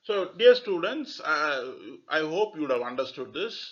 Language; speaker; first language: English; non-native, local second language; Tamil